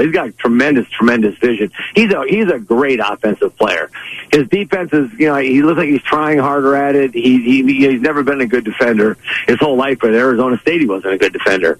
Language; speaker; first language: English; native; English